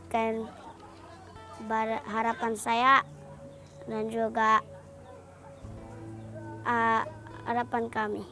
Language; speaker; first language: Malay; non-native, local second language; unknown